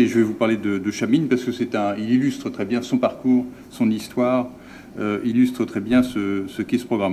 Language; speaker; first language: French; native; French